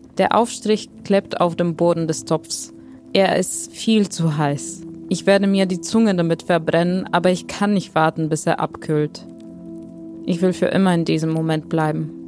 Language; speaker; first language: German; non-native, fluent; Bulgarian